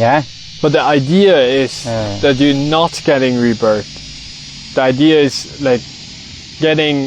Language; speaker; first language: English; non-native, fluent; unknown